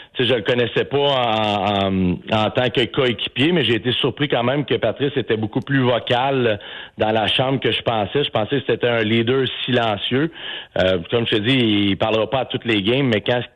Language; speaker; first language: French; native; French